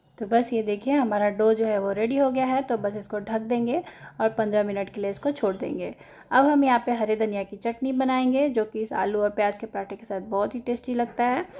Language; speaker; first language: Hindi; native; Hindi